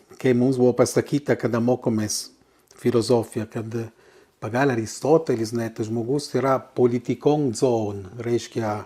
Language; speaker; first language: Lithuanian; non-native, fluent; Italian